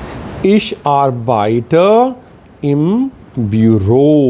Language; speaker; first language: German; non-native, fluent; Hindi